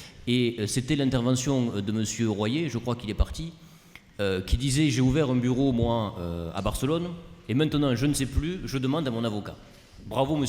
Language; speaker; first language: French; native; French